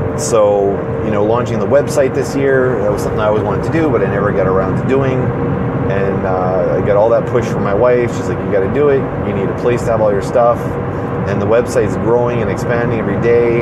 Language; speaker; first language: English; native; English